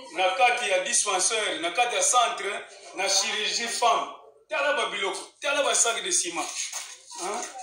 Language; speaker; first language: Lingala; non-native, local second language; Kongo